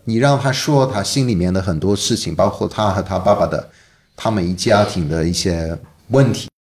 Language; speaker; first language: Chinese; non-native, fluent; English